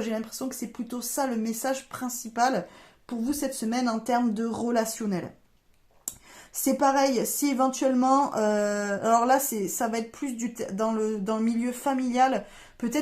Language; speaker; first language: French; native; French